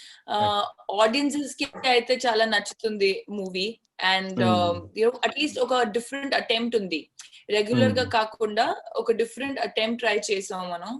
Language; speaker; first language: Telugu; non-native, learner; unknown